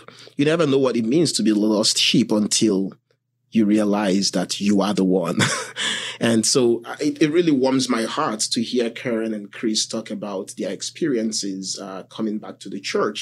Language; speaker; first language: English; non-native, local second language; Igbo